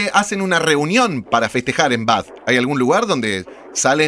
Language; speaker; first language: Spanish; native; Spanish